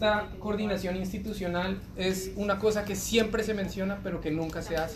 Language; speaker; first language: Spanish; native; Spanish